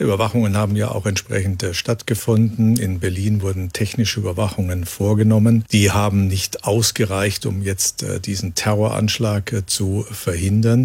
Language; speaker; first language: German; native; German